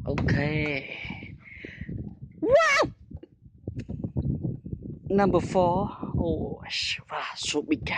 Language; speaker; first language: English; non-native, learner; Vietnamese